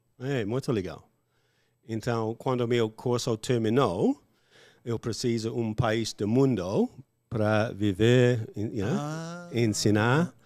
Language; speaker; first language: Portuguese; non-native, learner; English